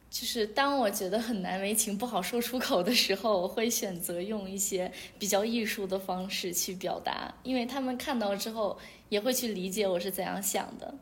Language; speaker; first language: Chinese; non-native, local second language; Uyghur